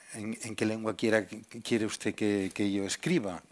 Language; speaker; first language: Spanish; non-native, local second language; Catalan